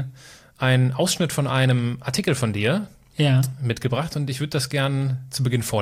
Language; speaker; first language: German; native; German